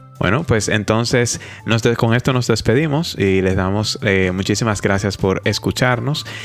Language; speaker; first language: Spanish; native; Spanish